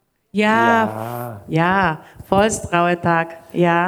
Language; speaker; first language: German; non-native, learner; Portuguese